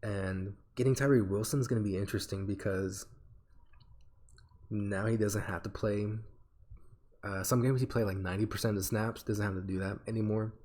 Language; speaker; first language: English; native; English